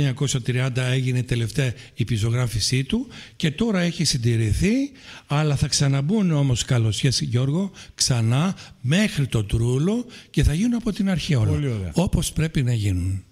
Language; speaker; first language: Greek; native; Greek